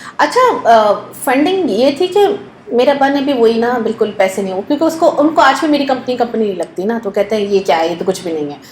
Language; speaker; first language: Urdu; native; Urdu